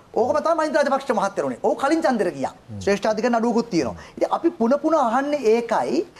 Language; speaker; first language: Sinhala; native; Sinhala